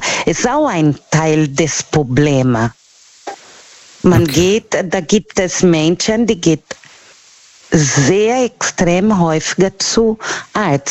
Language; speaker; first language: German; non-native, learner; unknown